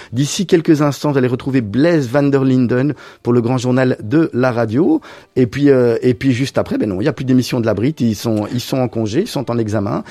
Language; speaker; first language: French; native; French